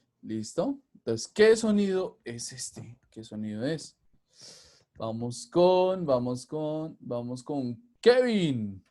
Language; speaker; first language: Spanish; native; Spanish